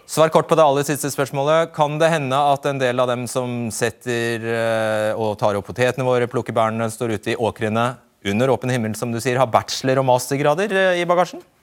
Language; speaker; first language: Norwegian; native; Norwegian